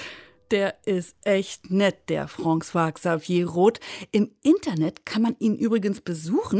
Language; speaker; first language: German; native; German